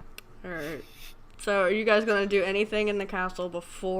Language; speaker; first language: English; native; English